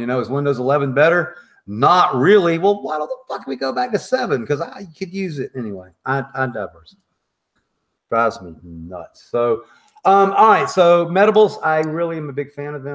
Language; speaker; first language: English; native; English